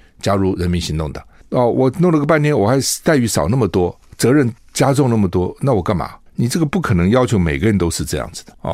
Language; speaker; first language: Chinese; native; Chinese